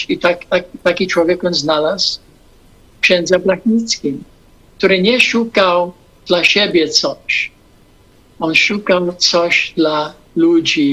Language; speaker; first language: Polish; non-native, fluent; English